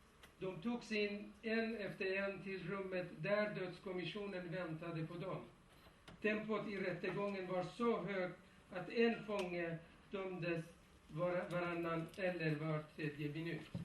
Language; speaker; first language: Swedish; non-native, fluent; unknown